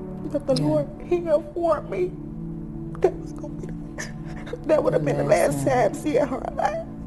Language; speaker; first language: English; native; English